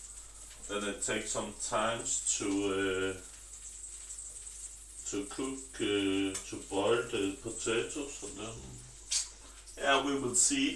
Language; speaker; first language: English; non-native, learner; Danish